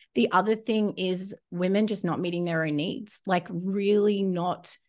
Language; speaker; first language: English; native; English